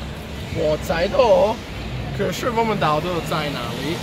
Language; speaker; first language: Chinese; non-native, learner; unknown